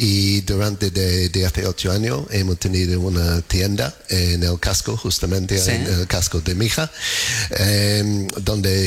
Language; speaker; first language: Spanish; non-native, fluent; English